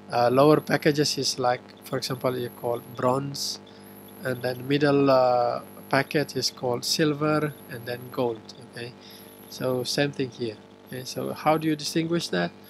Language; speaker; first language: English; non-native, fluent; Indonesian